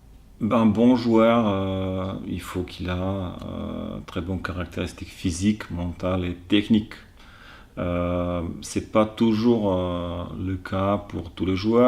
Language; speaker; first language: French; non-native, fluent; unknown